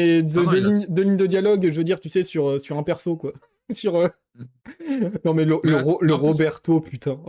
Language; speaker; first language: French; native; French